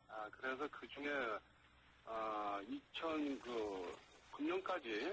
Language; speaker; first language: Korean; native; Korean